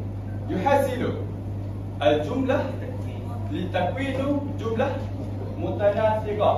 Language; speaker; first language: Arabic; non-native, learner; Malay